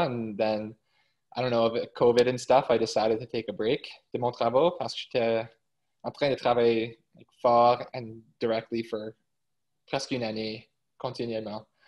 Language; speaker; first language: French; early bilingual, heritage; English